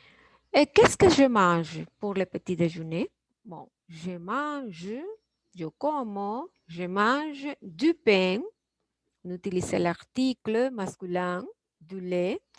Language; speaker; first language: French; non-native, fluent; Spanish